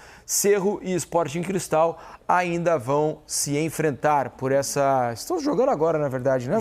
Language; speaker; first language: Portuguese; native; Portuguese